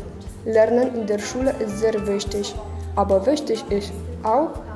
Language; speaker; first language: German; non-native, learner; Polish